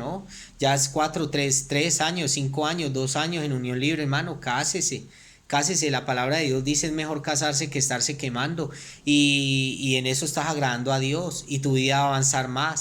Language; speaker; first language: Spanish; native; Spanish